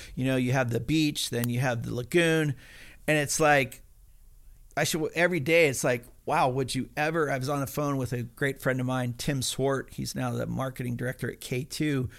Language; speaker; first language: English; native; English